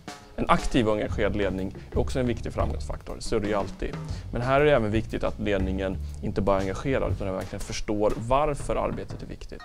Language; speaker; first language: Swedish; native; Swedish